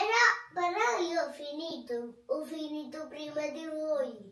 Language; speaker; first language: Italian; early bilingual, other home language; Filipino